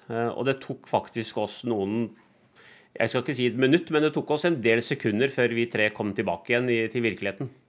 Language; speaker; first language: Norwegian; early bilingual, other home language; Punjabi